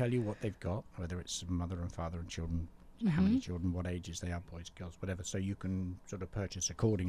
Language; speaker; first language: English; native; English